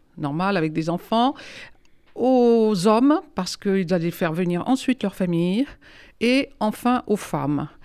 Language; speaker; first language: French; native; French